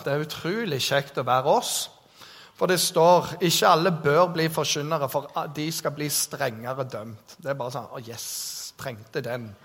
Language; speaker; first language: Norwegian; native; Norwegian